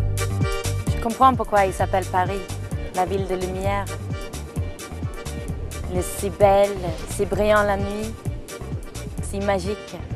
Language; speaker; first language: French; non-native, fluent; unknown